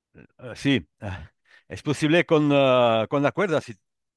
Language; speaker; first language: Spanish; non-native, learner; French